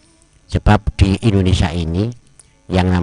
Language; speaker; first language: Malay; non-native, local second language; Javanese